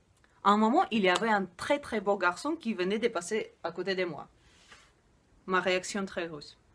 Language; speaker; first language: French; non-native, fluent; Russian